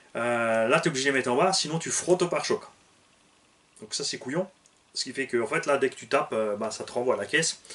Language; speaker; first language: French; native; French